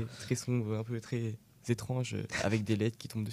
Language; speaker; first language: French; native; French